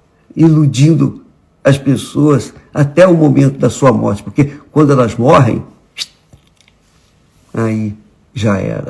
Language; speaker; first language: Portuguese; native; Portuguese